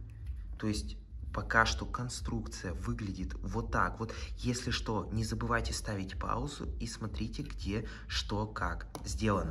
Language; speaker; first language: Russian; native; Russian